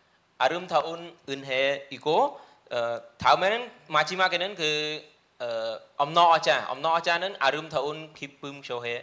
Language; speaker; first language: Korean; non-native, learner; Khmer